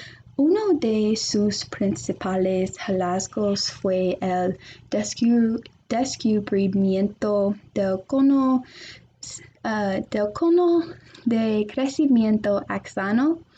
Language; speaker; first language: Spanish; non-native, learner; English